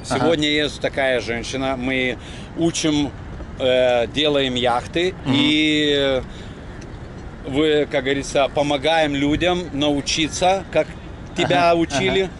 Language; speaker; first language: Russian; non-native, local second language; Lithuanian